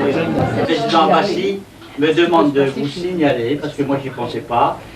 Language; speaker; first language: French; native; French